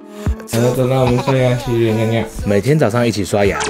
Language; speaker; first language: Chinese; native; Chinese